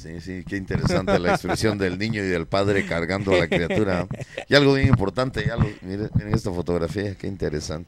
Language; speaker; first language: Spanish; native; Spanish